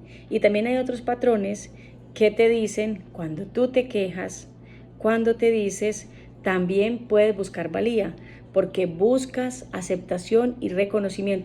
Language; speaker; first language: Spanish; native; Spanish